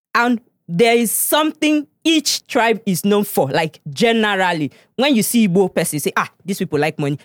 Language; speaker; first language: English; non-native, local second language; Igbo